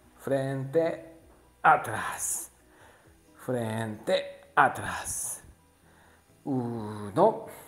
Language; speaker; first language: Spanish; non-native, learner; Japanese